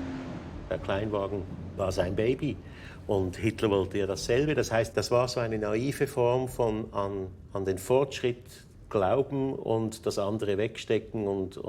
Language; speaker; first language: German; native; German